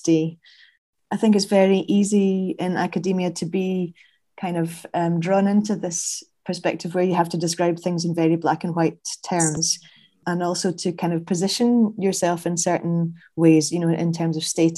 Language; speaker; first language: English; native; English